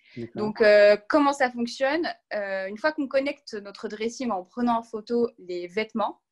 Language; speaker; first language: French; non-native, local second language; Arabic